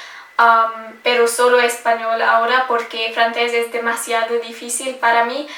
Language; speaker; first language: Spanish; non-native, learner; English